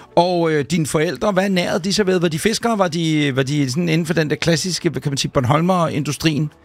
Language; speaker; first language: Danish; native; Danish